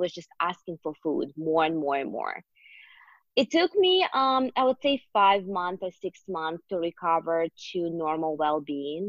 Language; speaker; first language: English; non-native, fluent; Russian